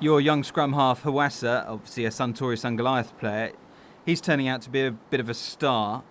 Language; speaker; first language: English; native; English